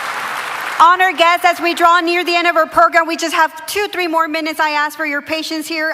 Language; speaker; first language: English; native; English